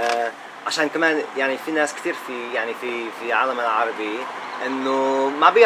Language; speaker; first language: Arabic; non-native, learner; English